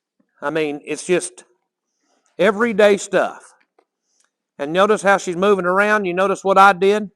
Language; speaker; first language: English; native; English